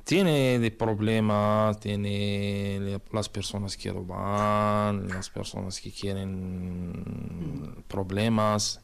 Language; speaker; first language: Spanish; non-native, learner; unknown